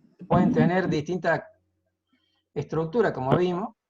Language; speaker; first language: Spanish; native; Spanish